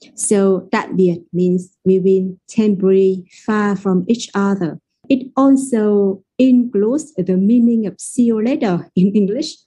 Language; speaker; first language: English; non-native, fluent; Vietnamese